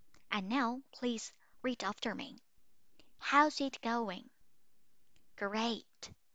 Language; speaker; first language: English; non-native, fluent; Chinese